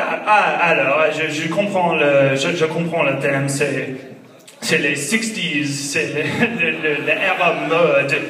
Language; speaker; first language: French; non-native, learner; English